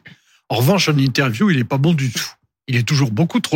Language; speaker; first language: French; native; French